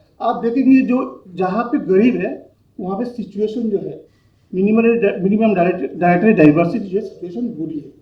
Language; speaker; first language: Hindi; non-native, local second language; Bangla